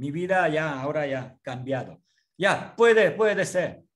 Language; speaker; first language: Spanish; non-native, learner; Korean